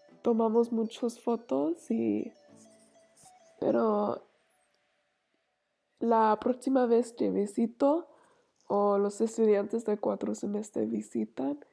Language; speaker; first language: Spanish; non-native, learner; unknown